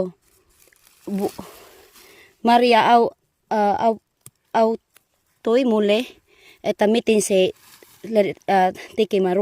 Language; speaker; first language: Finnish; non-native, learner; Waray